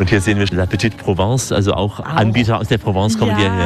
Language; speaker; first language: German; native; German